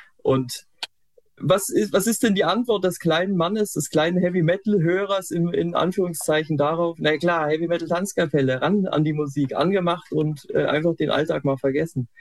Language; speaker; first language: German; native; German